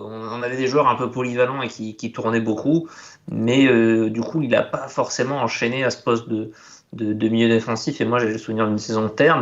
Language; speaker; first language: French; native; French